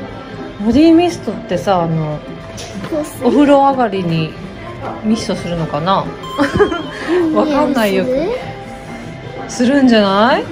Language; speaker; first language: Japanese; native; Japanese